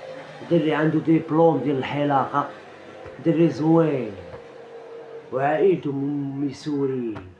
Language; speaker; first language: Arabic; native; Arabic